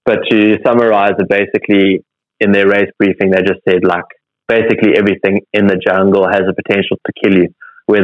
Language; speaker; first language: English; native; English